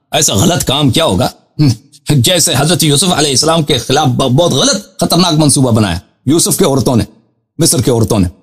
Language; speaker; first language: Urdu; non-native, fluent; Persian